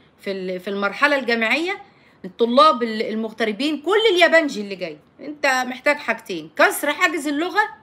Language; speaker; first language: Arabic; native; Arabic